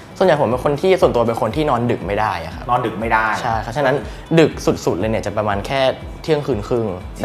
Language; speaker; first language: Thai; native; Thai